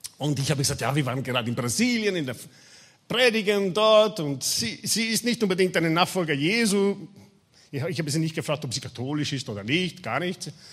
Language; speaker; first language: German; non-native, fluent; Italian